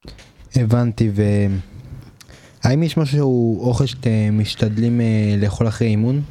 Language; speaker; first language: Hebrew; native; Hebrew